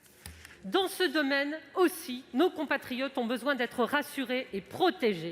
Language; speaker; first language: French; native; French